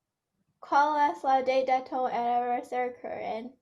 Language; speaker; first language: French; non-native, learner; English